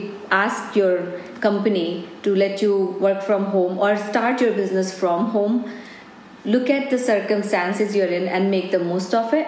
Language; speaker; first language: English; non-native, local second language; Hindi